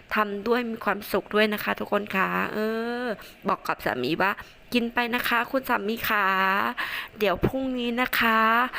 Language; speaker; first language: Thai; non-native, local second language; Northern Khmer